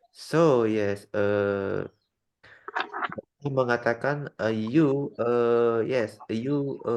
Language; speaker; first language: English; non-native, learner; Indonesian